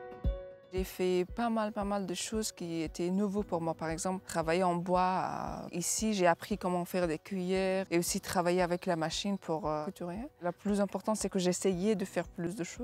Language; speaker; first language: French; non-native, learner; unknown